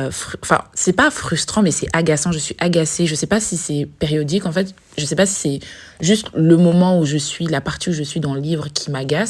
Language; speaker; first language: French; native; French